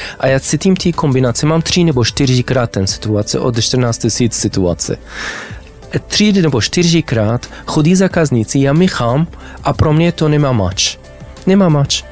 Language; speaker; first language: Czech; non-native, learner; Arabic